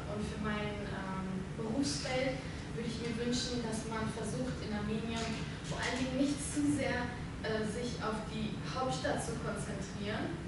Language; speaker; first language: German; early bilingual, other home language; Armenian